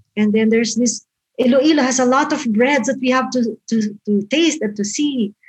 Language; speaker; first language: English; non-native, local second language; Filipino